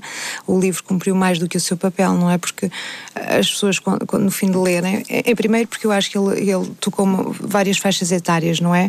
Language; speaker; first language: Portuguese; native; Portuguese